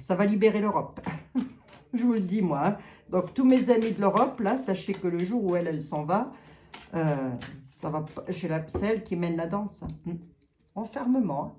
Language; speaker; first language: French; native; French